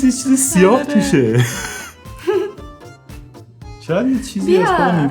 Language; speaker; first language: Persian; native; Persian